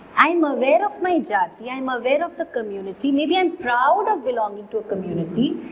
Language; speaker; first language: English; non-native, local second language; Tamil